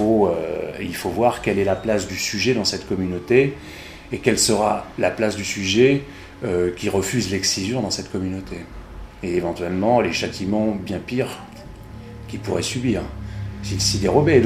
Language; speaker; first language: French; native; French